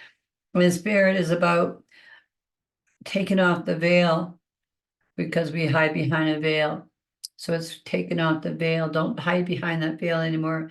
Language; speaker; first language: English; native; English